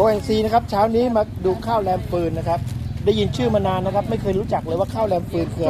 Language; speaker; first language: Thai; native; Thai